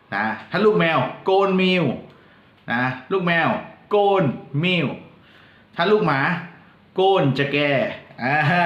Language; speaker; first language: Thai; non-native, local second language; Northern Khmer